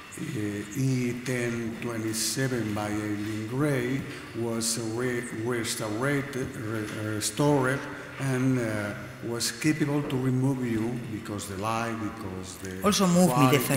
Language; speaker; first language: English; non-native, learner; Spanish